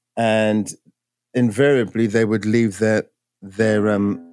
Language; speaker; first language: English; native; English